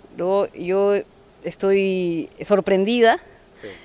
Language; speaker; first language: Spanish; native; Spanish